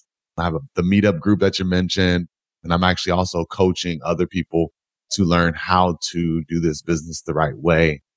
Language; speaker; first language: English; native; English